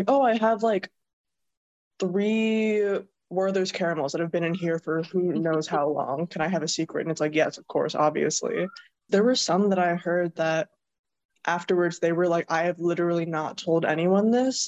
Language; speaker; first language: English; native; English